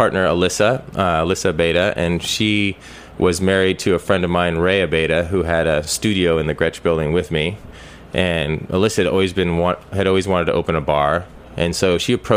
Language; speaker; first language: English; native; English